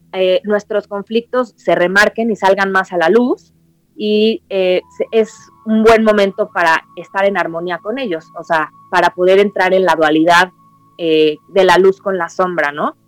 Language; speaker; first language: Spanish; native; Spanish